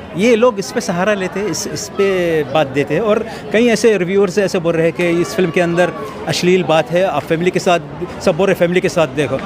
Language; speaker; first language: Hindi; non-native, fluent; Arabic